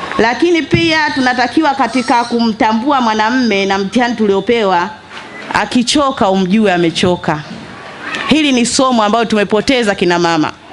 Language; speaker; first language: Swahili; native; Swahili